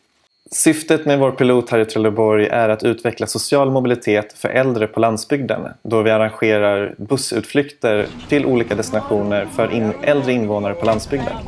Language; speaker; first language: Swedish; native; Swedish